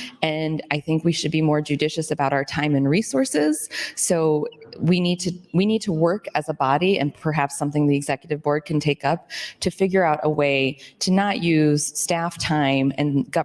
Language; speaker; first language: English; native; English